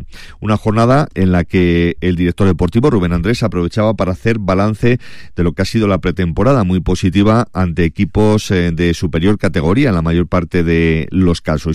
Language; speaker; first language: Spanish; native; Spanish